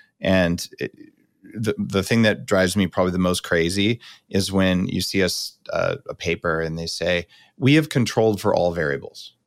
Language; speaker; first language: English; native; English